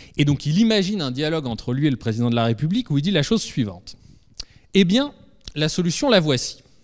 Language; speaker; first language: French; native; French